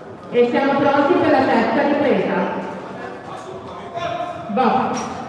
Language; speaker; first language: Italian; native; Italian